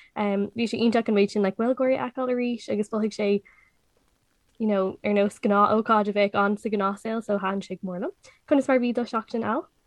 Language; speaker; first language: Irish; non-native, local second language; English